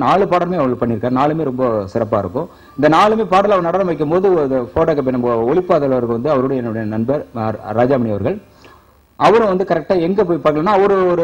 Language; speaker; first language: Tamil; native; Tamil